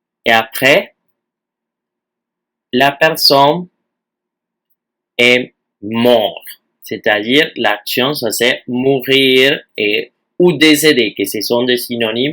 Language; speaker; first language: French; non-native, fluent; Spanish